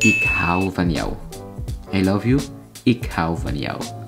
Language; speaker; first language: Dutch; non-native, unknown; Filipino